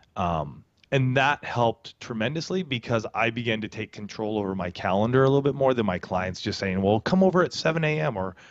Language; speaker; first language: English; native; English